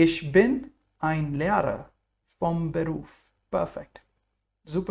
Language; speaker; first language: German; non-native, fluent; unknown